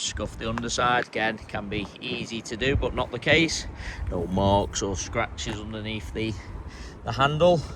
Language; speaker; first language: English; native; English